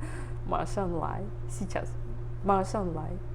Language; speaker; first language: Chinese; non-native, learner; Russian